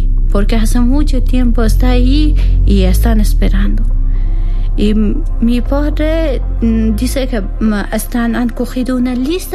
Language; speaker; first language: Spanish; non-native, learner; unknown